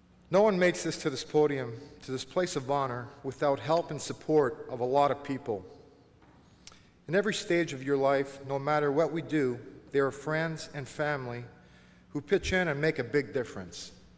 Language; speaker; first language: English; non-native, local second language; French